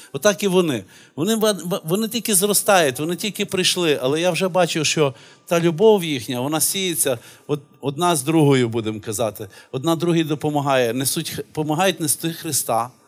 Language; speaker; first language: Ukrainian; native; Ukrainian